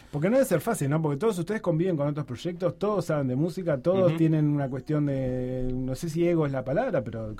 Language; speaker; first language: Spanish; native; Spanish